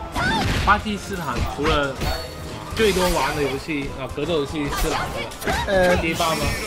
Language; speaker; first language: Chinese; native; Chinese